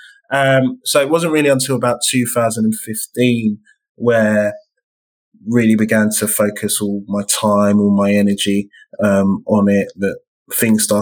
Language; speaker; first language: English; native; English